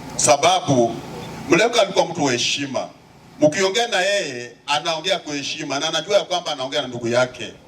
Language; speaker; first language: Swahili; non-native, local second language; Luyia